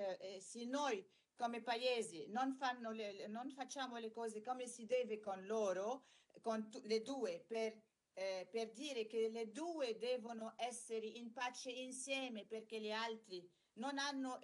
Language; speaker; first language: Italian; non-native, learner; Arabic